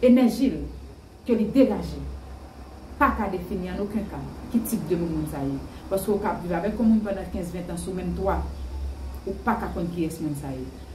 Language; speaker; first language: French; non-native, learner; Haitian Creole